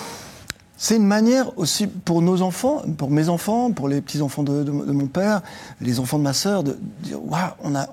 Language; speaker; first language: French; native; French